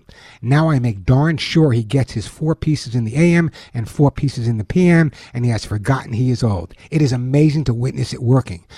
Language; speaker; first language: English; native; English